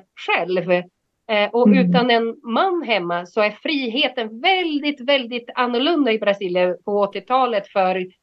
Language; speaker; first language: Swedish; non-native, fluent; Portuguese